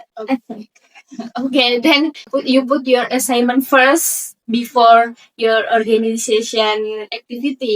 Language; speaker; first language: English; non-native, learner; Indonesian